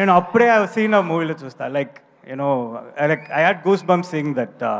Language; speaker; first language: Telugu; non-native, learner; Tamil